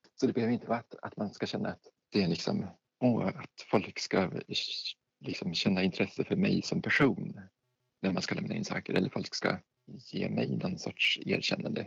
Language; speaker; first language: Swedish; native; Swedish